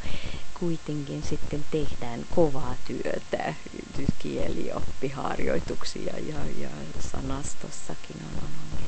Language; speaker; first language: Finnish; non-native, fluent; Hungarian